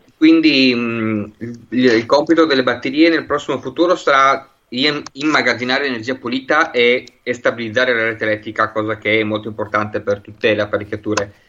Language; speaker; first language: Italian; native; Italian